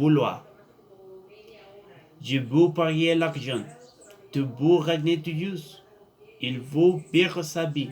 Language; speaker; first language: French; non-native, learner; Spanish